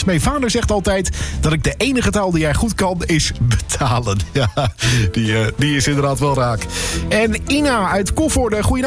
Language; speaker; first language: Dutch; native; Dutch